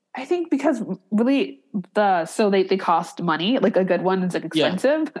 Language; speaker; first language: English; native; English